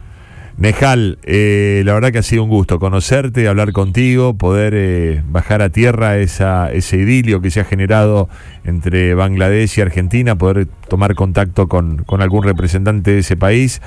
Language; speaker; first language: Spanish; native; Spanish